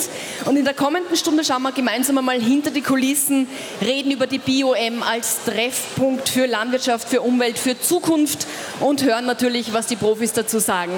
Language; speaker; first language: German; native; German